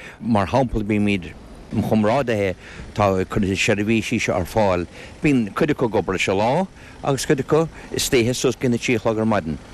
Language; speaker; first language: Irish; native; Irish